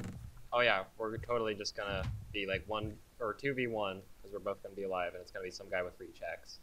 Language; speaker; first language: English; native; English